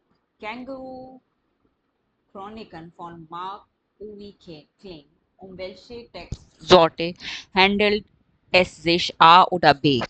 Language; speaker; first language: German; non-native, fluent; Hindi